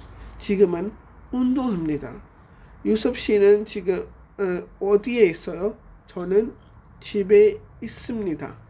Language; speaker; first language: Korean; non-native, fluent; Urdu